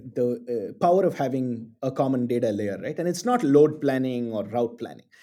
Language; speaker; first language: English; non-native, local second language; Tamil